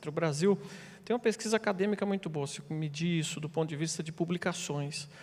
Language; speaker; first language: Portuguese; native; Portuguese